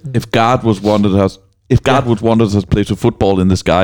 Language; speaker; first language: Danish; native; Danish